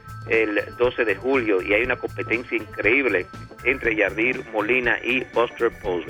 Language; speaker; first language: Spanish; native; Spanish